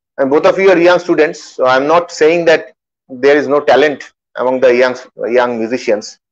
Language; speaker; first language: English; non-native, local second language; Bangla